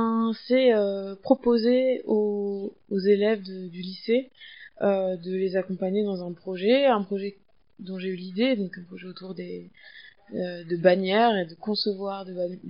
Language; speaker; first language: French; native; French